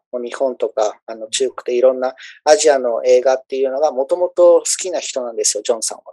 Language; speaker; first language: Japanese; early bilingual, other home language; Spanish